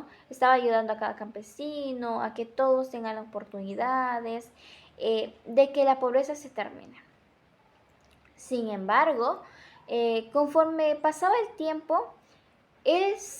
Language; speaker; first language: Spanish; native; Spanish